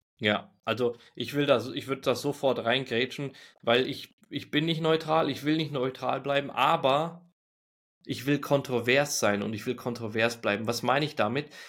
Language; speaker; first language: German; native; German